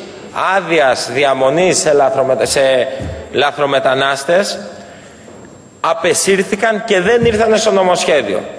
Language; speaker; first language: Greek; native; Greek